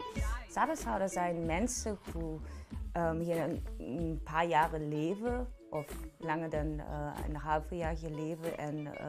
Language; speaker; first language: Dutch; non-native, learner; German